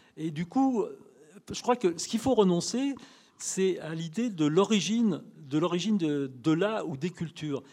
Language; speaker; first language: French; native; French